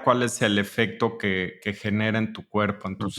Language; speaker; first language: Spanish; native; Spanish